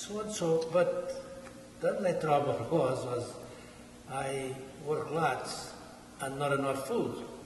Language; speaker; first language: English; non-native, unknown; Portuguese